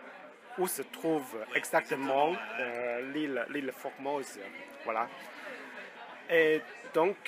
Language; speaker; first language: French; non-native, fluent; Chinese